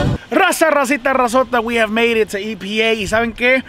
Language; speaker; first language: English; early bilingual, other home language; Spanish